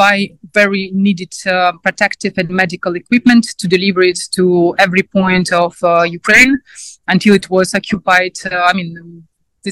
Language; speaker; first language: English; non-native, fluent; Ukrainian